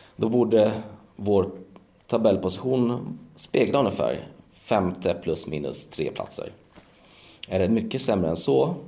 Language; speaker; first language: Swedish; early bilingual, other home language; Polish